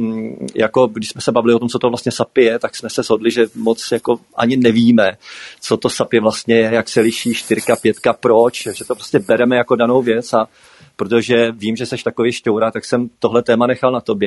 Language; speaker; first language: Czech; native; Czech